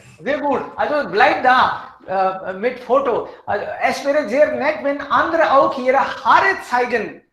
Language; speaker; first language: German; non-native, fluent; Hindi